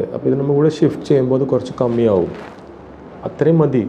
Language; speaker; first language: Malayalam; non-native, local second language; Tamil